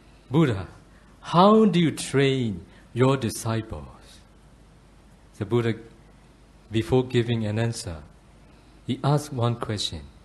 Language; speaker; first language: English; non-native, fluent; Burmese